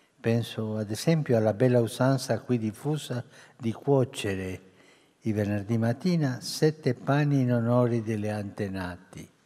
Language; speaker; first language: Italian; early bilingual, heritage; Spanish